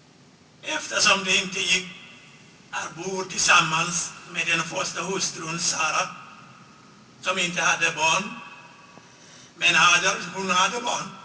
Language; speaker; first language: Swedish; non-native, fluent; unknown